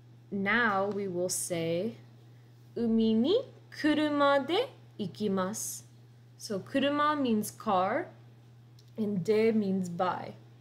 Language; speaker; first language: English; native; English